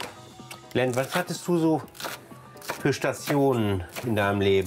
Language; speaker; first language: German; native; German